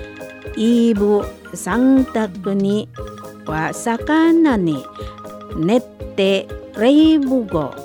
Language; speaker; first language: Japanese; non-native, learner; Indonesian